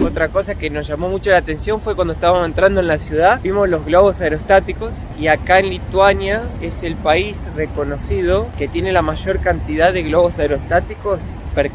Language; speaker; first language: Spanish; native; Spanish